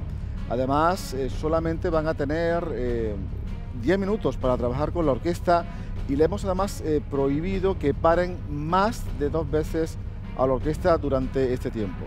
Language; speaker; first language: Spanish; native; Spanish